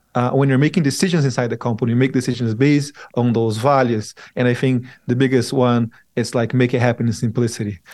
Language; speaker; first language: English; non-native, fluent; Portuguese